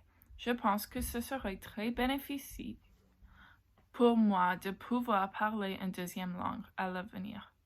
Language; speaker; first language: French; non-native, local second language; English